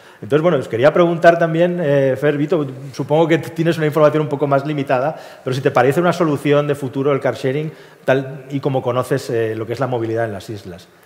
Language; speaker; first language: Spanish; native; Spanish